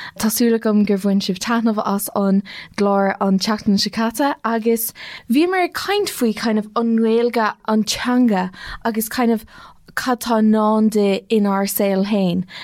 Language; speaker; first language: Irish; non-native, local second language; English